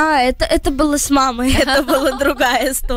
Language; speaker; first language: Russian; early bilingual, heritage; Russian